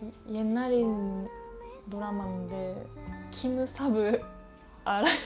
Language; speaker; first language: Korean; non-native, learner; Japanese